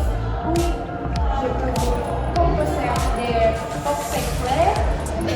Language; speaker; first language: French; non-native, learner; Indonesian